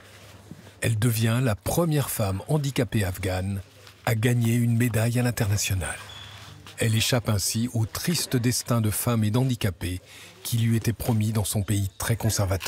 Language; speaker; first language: French; native; French